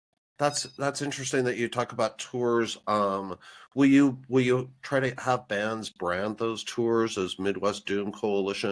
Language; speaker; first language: English; native; English